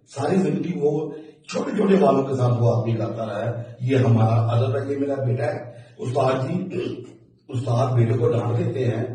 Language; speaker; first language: Urdu; native; Urdu